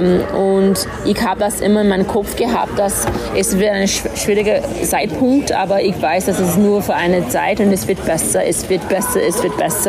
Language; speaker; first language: German; non-native, learner; English